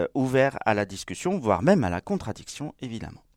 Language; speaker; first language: French; non-native, fluent; Spanish